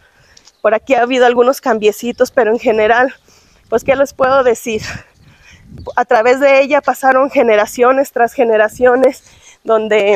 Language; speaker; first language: Spanish; native; Spanish